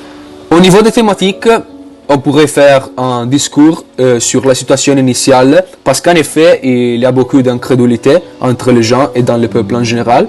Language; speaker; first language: French; non-native, learner; Italian